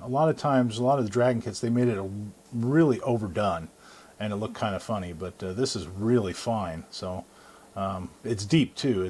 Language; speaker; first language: English; native; English